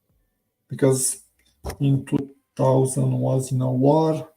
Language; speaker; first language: English; non-native, learner; Romanian